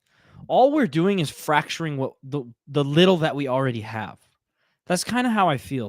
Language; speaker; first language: English; native; English